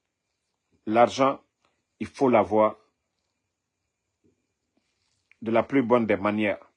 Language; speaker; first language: French; non-native, local second language; Mandingo